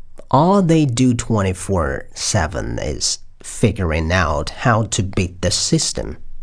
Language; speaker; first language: English; non-native, fluent; Chinese